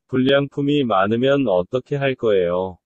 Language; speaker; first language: Korean; non-native, learner; Bangla